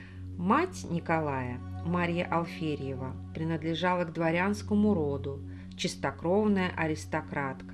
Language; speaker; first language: Russian; native; Russian